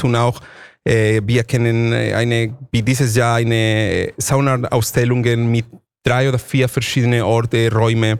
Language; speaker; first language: German; non-native, fluent; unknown